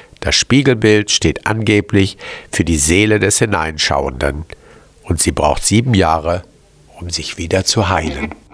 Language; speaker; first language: German; native; German